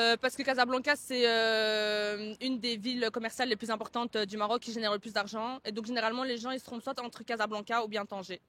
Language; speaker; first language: French; early bilingual, other home language; Arabic